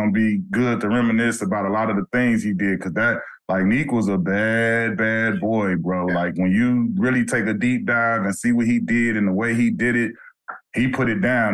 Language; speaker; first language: English; native; English